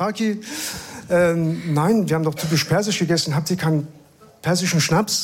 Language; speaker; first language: German; early bilingual, other home language; Persian